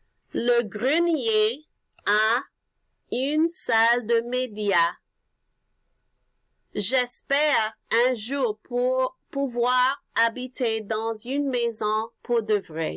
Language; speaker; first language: French; non-native, learner; English